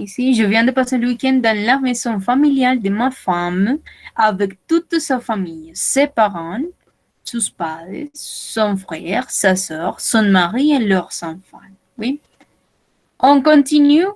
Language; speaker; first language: French; non-native, learner; Spanish